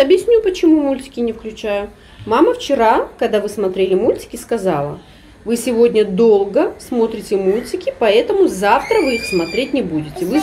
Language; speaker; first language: Russian; native; Russian